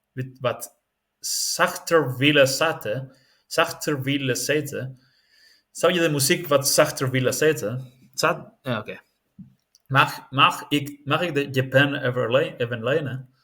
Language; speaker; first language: Dutch; non-native, learner; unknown